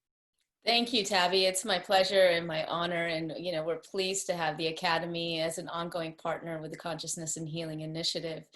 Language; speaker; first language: English; native; English